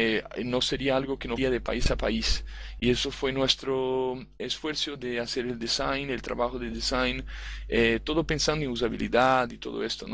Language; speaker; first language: Spanish; non-native, fluent; Portuguese